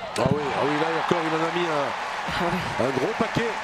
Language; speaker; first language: French; native; French